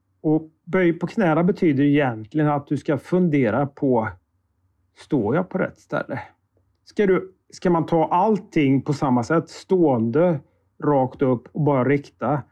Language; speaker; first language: Swedish; native; Swedish